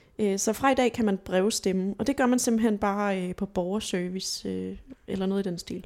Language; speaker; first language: Danish; native; Danish